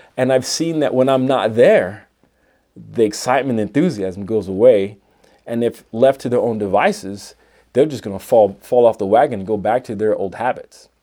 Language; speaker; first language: English; native; English